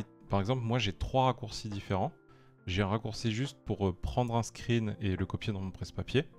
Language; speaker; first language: French; native; French